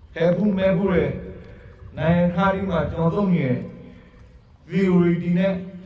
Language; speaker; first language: Burmese; native; Burmese